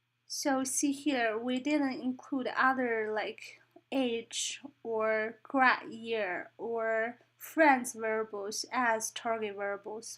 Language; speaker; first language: English; non-native, fluent; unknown